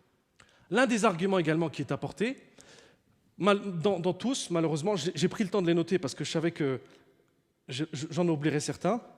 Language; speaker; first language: French; native; French